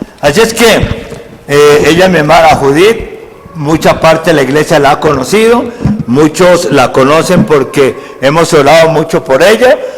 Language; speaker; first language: Spanish; native; Spanish